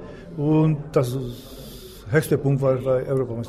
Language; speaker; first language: German; non-native, learner; Czech